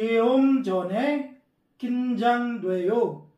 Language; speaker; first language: Korean; non-native, fluent; Filipino